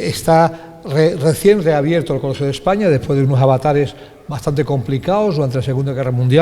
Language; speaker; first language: Spanish; native; Spanish